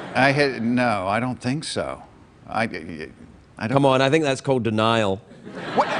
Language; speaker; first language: English; native; English